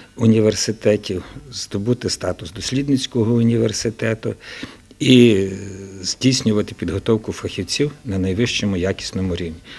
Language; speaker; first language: Ukrainian; native; Ukrainian